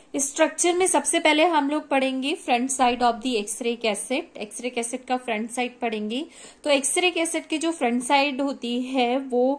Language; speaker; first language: Hindi; native; Hindi